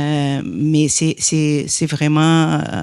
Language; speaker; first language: French; non-native, fluent; Portuguese